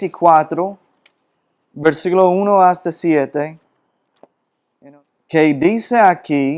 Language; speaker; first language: Spanish; non-native, fluent; English